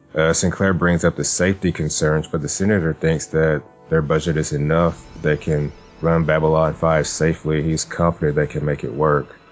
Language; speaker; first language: English; native; English